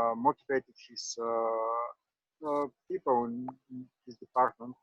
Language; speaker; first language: English; non-native, learner; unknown